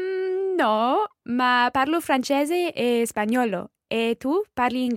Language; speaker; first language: Italian; non-native, learner; English